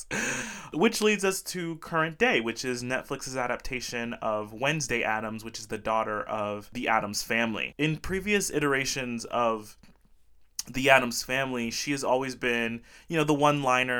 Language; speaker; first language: English; early bilingual, other home language; Portuguese